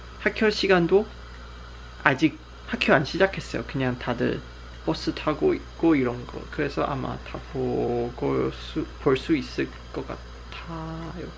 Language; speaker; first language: Korean; non-native, learner; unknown